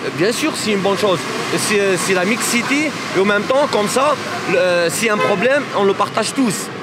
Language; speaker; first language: French; native; French